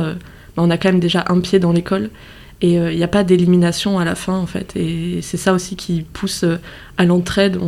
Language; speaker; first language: French; native; French